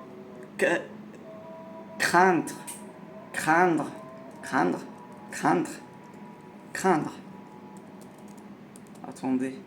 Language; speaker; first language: French; non-native, learner; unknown